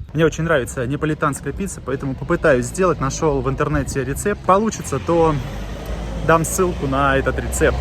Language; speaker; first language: Russian; native; Russian